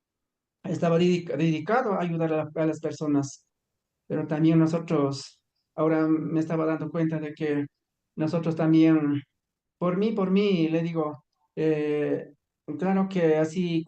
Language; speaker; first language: Spanish; non-native, local second language; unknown